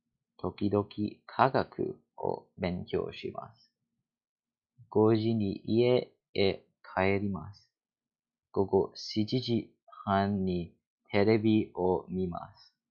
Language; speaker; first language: Japanese; non-native, learner; English